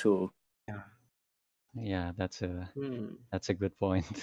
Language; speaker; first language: English; non-native, fluent; Indonesian